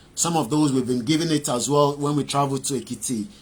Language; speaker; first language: English; non-native, local second language; Yoruba